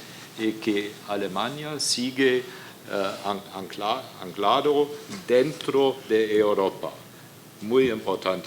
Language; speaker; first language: Spanish; non-native, fluent; German